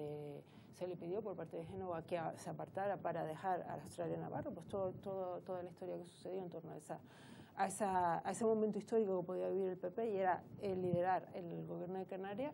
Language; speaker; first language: Spanish; native; Spanish